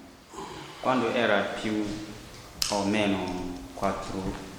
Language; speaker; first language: Italian; non-native, learner; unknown